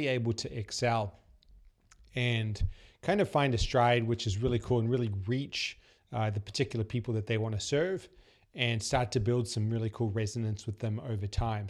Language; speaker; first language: English; native; English